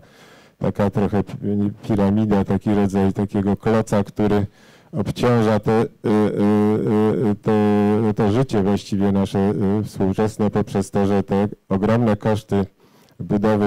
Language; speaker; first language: Polish; native; Polish